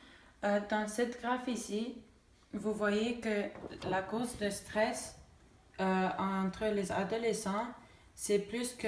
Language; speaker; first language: French; non-native, local second language; English